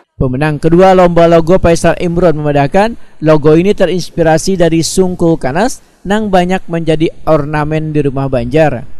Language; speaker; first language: Indonesian; non-native, local second language; Banjar